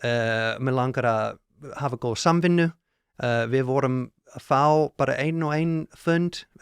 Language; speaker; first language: Icelandic; non-native, learner; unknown